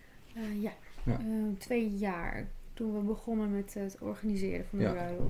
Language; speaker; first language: Dutch; early bilingual, other home language; Turkish